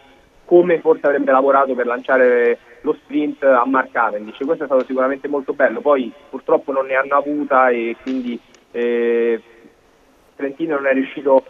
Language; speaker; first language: Italian; native; Italian